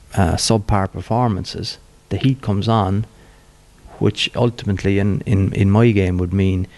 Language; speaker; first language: English; native; English